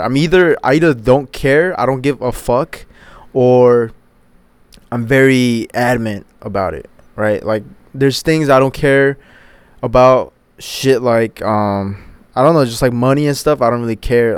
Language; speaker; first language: English; native; English